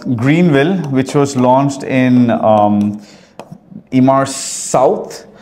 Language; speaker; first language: English; early bilingual, heritage; Arabic